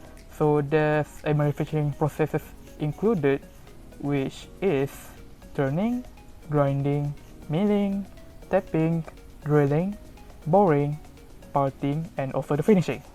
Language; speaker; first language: English; non-native, local second language; Malay